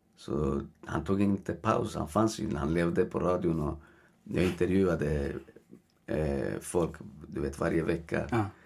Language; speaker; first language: Swedish; early bilingual, other home language; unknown